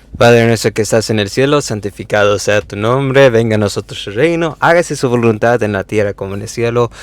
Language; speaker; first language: Spanish; early bilingual, heritage; Spanish